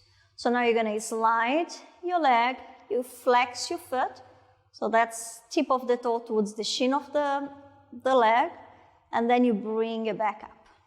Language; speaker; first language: English; non-native, fluent; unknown